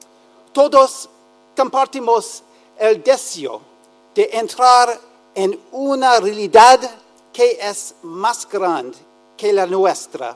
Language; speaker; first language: Spanish; non-native, learner; English